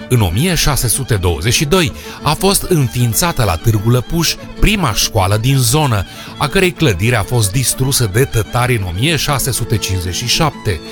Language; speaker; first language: Romanian; native; Romanian